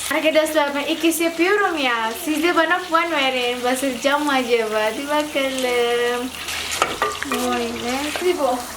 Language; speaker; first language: Turkish; non-native, learner; Indonesian